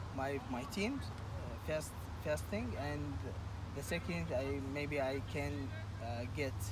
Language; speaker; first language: English; non-native, learner; Arabic